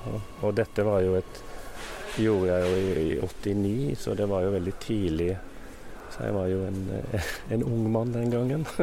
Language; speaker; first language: Norwegian; native; Norwegian